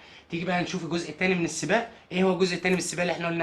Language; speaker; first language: Arabic; native; Arabic